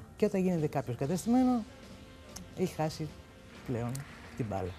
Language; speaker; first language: Greek; native; Greek